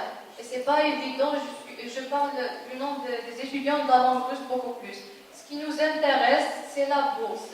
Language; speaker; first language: French; non-native, local second language; Arabic